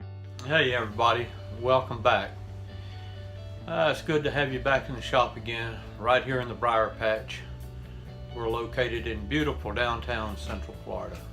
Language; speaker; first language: English; native; English